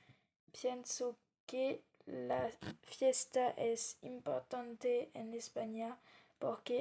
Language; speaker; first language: Spanish; non-native, learner; French